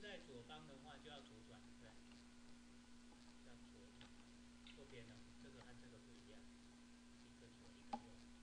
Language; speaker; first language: Chinese; native; Chinese